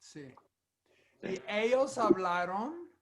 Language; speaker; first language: Spanish; non-native, fluent; English